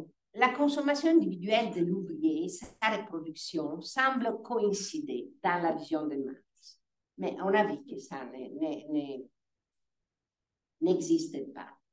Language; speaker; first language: French; non-native, fluent; Italian